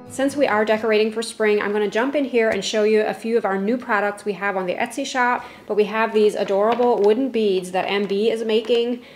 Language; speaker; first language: English; native; English